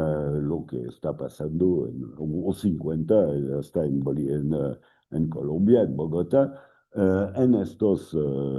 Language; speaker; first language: Spanish; non-native, fluent; French